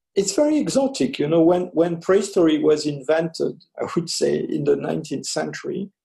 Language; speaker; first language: English; early bilingual, other home language; French